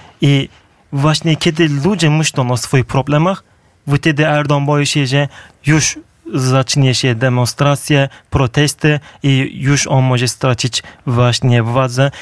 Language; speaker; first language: Polish; non-native, fluent; Turkish